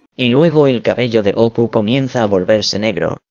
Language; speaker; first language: Spanish; non-native, fluent; English